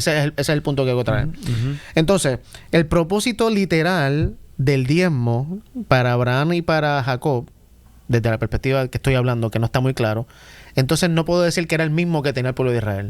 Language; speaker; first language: Spanish; native; Spanish